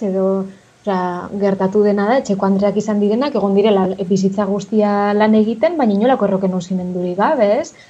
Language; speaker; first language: Basque; native; Basque